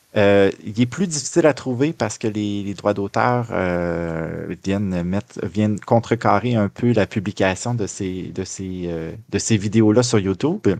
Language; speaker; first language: French; native; French